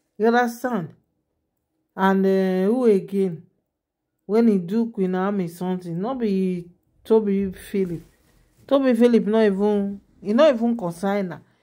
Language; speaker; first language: Nigerian Pidgin; non-native, local second language; Yoruba